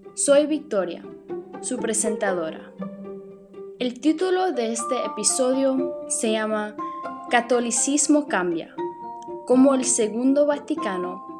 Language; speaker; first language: Spanish; non-native, fluent; English